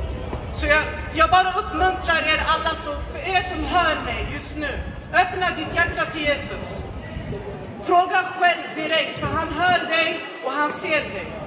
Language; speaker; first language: Swedish; non-native, fluent; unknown